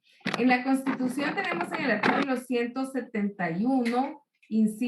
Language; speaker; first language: Spanish; native; Spanish